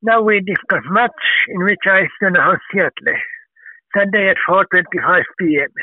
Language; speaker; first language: English; non-native, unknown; Finnish